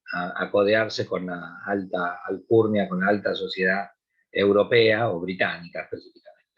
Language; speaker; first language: Spanish; native; Spanish